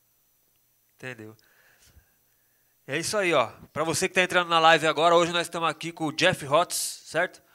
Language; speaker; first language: Portuguese; native; Portuguese